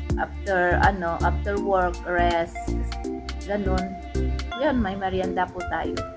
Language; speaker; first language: Filipino; non-native, local second language; Iloko